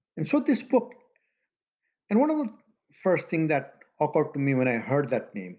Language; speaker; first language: English; non-native, local second language; Maithili